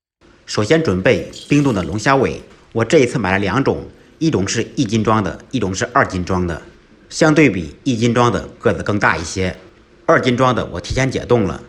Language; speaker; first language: Chinese; native; Chinese